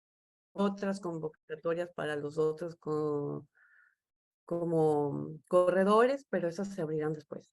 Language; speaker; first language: Spanish; native; Spanish